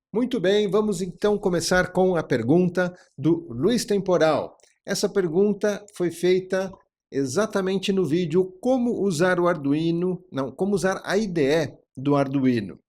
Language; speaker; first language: Portuguese; native; Portuguese